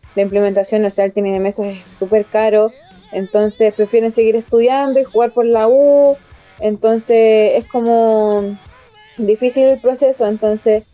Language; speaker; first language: Spanish; native; Spanish